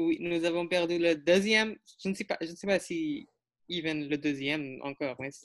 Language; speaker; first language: French; non-native, learner; English